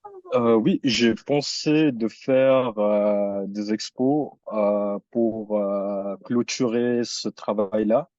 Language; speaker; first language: French; early bilingual, other home language; Filipino